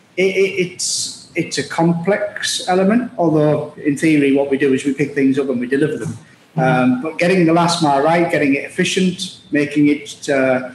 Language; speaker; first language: English; native; English